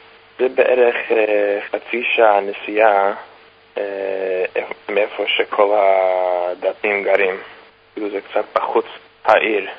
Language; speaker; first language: Hebrew; non-native, fluent; English